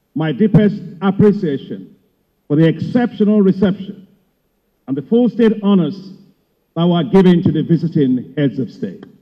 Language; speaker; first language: English; non-native, local second language; Yoruba